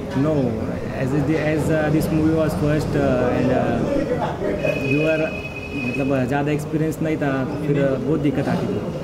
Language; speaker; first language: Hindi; non-native, local second language; Marathi